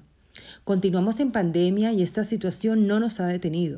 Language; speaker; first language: Spanish; native; Spanish